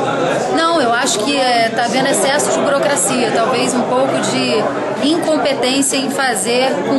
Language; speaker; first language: Portuguese; native; Portuguese